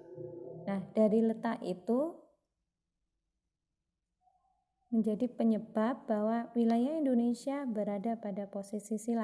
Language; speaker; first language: Indonesian; native; Indonesian